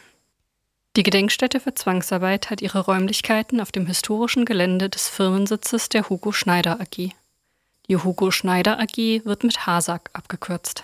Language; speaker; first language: German; native; German